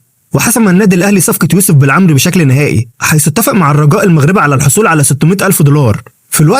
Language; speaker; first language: Arabic; native; Arabic